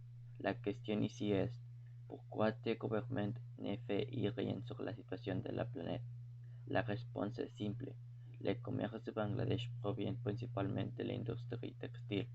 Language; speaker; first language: French; non-native, learner; Spanish